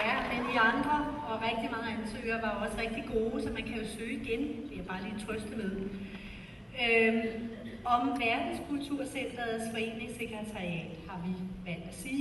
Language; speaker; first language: Danish; native; Danish